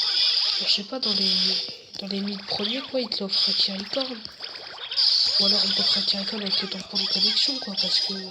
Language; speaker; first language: French; native; French